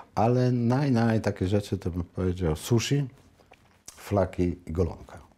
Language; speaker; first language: Polish; native; Polish